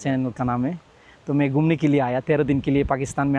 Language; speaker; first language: Hindi; non-native, learner; Bangla